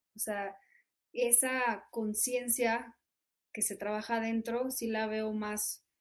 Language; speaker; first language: Spanish; native; Spanish